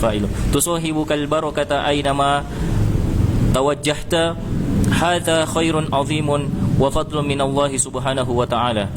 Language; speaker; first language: Arabic; non-native, learner; Indonesian